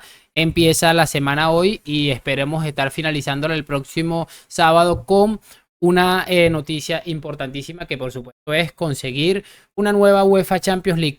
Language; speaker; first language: Spanish; native; Spanish